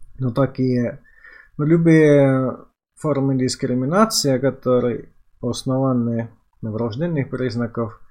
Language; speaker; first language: Russian; non-native, fluent; Finnish